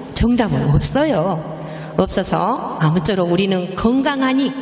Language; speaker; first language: Korean; native; Korean